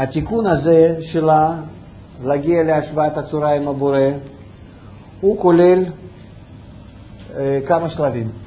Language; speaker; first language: Hebrew; non-native, fluent; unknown